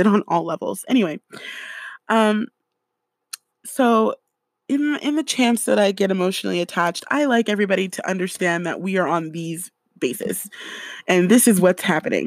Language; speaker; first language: English; native; English